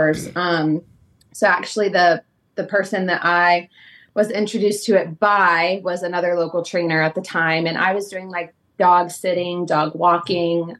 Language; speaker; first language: English; native; English